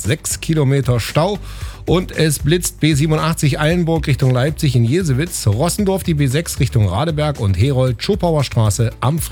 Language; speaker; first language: German; native; German